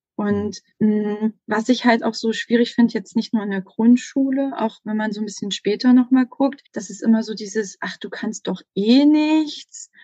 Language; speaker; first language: German; native; German